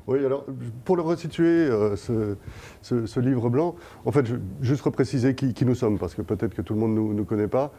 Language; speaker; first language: French; native; French